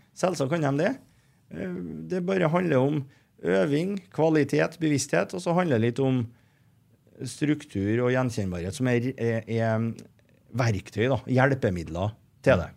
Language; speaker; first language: Norwegian; native; Norwegian